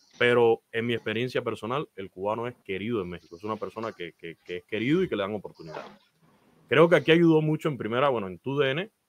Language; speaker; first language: Spanish; native; Spanish